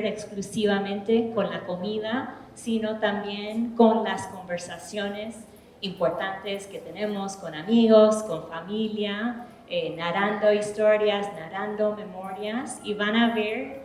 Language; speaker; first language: Spanish; early bilingual, heritage; English